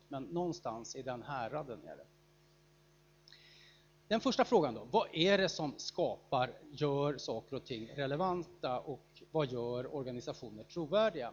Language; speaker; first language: Swedish; native; Swedish